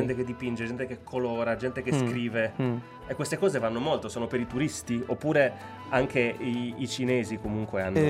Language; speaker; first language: Italian; native; Italian